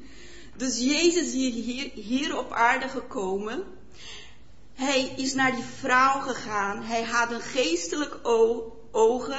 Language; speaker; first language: Dutch; non-native, fluent; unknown